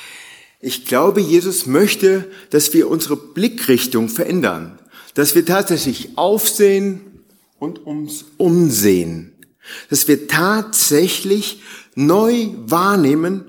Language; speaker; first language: German; native; German